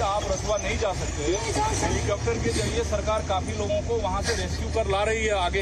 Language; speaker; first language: Hindi; native; Hindi